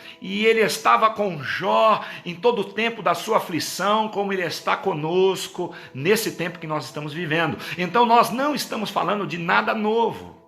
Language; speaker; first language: Portuguese; native; Portuguese